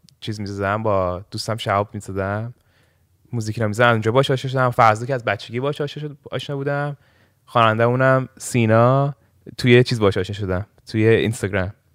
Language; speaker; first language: Persian; early bilingual, heritage; Persian